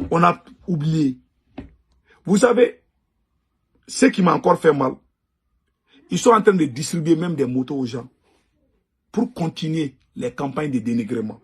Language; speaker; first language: French; non-native, local second language; Bambara